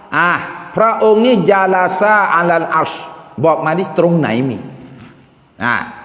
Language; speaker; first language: Thai; non-native, local second language; Malay